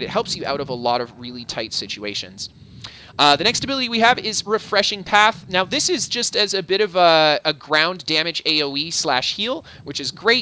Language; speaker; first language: English; native; English